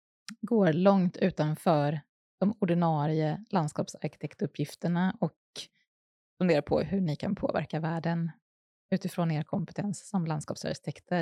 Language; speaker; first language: Swedish; native; Swedish